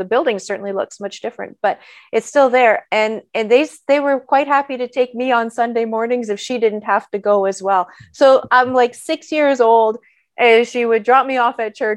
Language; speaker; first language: English; native; English